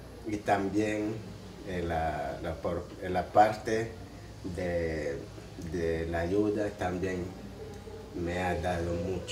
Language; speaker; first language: Spanish; non-native, local second language; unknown